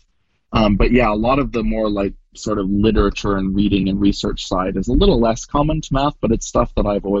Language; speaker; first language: English; native; English